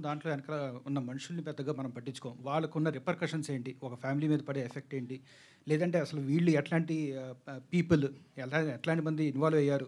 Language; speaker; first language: Telugu; native; Telugu